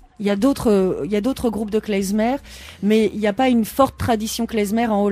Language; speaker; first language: French; native; French